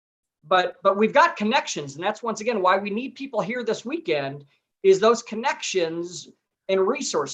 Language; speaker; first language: English; native; English